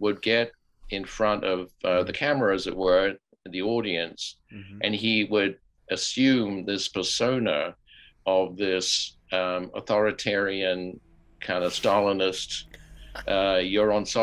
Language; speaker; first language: English; native; English